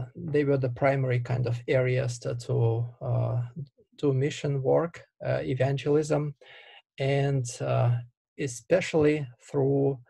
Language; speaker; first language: English; non-native, fluent; Russian